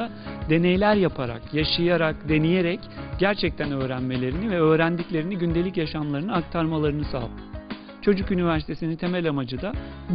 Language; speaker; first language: Turkish; native; Turkish